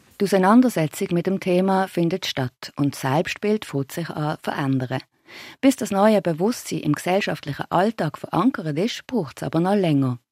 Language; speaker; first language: German; native; German